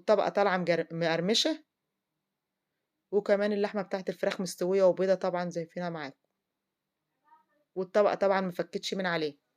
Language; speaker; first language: Arabic; native; Arabic